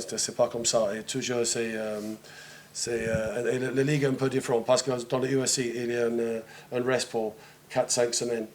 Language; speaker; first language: French; non-native, fluent; English